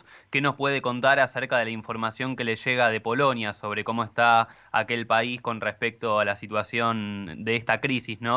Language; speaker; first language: Spanish; native; Spanish